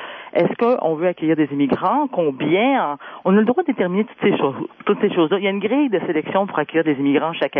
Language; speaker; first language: French; native; French